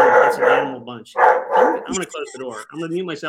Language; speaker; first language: English; native; English